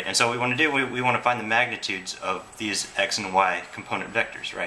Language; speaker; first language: English; native; English